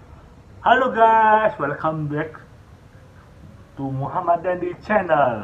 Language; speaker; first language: English; non-native, learner; Indonesian